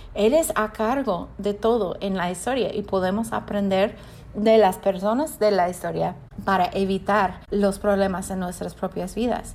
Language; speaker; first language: Spanish; non-native, fluent; English